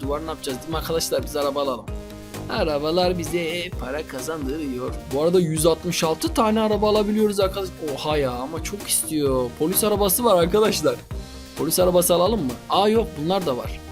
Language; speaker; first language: Turkish; native; Turkish